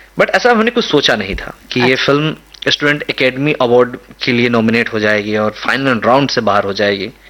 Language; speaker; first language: Hindi; non-native, local second language; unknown